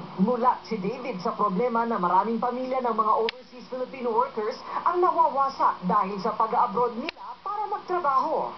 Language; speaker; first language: Filipino; native; Filipino